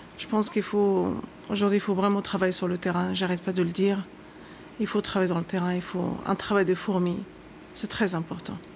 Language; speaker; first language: French; non-native, local second language; Arabic